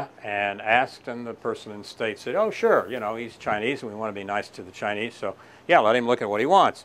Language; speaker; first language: English; native; English